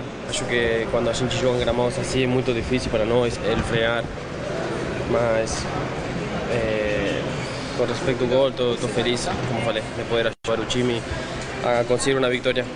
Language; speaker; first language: Portuguese; non-native, fluent; Spanish